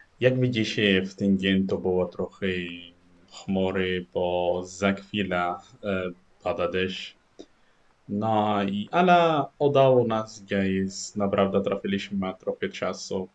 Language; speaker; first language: Polish; non-native, learner; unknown